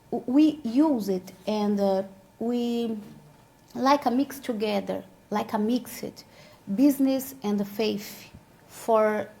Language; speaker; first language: English; non-native, learner; Portuguese